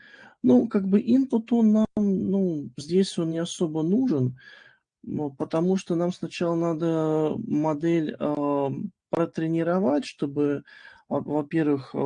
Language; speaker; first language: Russian; native; Russian